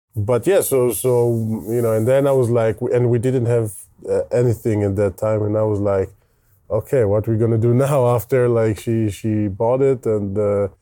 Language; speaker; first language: English; non-native, fluent; Hebrew